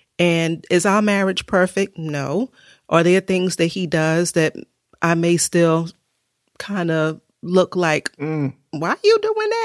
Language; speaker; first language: English; native; English